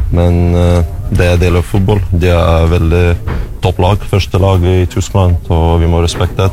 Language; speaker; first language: Norwegian; non-native, learner; Russian